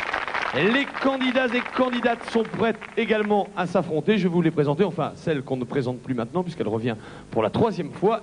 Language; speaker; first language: French; native; French